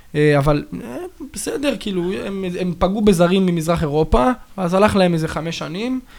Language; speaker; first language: Hebrew; native; Hebrew